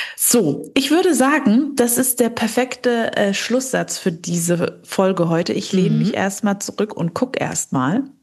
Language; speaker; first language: German; early bilingual, other home language; French